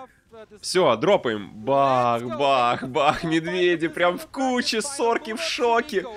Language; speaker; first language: Russian; native; Russian